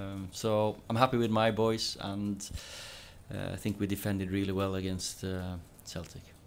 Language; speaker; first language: English; non-native, fluent; Norwegian